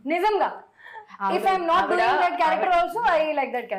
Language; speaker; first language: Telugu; non-native, learner; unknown